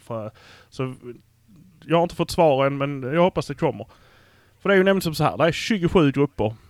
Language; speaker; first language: Swedish; native; Swedish